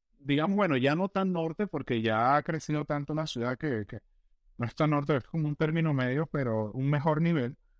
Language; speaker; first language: Spanish; native; Spanish